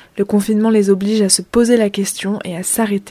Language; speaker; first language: French; native; French